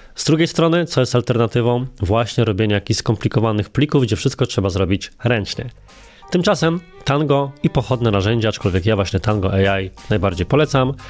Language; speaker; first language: Polish; native; Polish